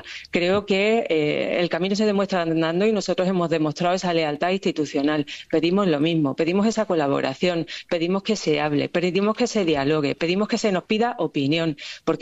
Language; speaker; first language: Spanish; native; Spanish